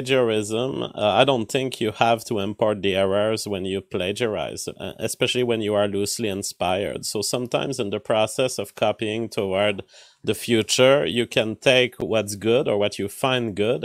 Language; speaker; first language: English; non-native, fluent; French